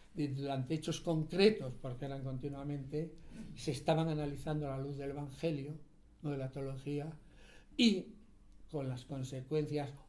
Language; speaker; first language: Spanish; native; Spanish